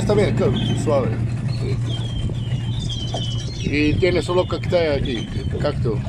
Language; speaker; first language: Spanish; non-native, learner; English